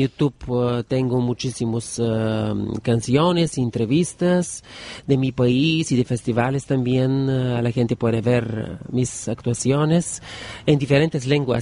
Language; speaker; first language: Spanish; non-native, learner; Bulgarian